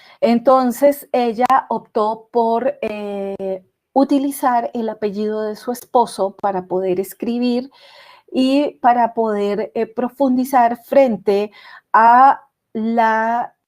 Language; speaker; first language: Spanish; native; Spanish